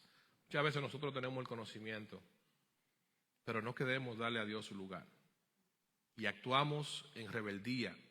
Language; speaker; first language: Spanish; native; Spanish